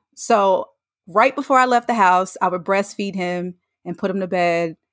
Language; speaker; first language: English; native; English